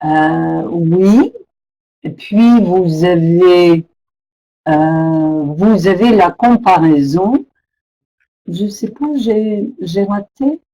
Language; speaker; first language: French; non-native, fluent; Russian